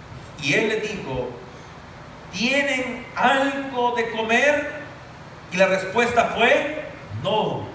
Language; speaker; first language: Spanish; native; Spanish